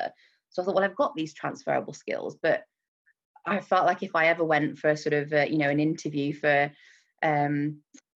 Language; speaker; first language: English; native; English